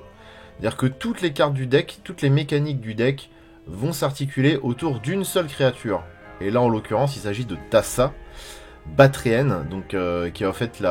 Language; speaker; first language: French; native; French